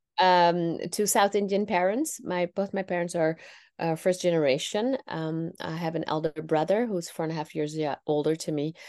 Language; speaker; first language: English; non-native, fluent; Tamil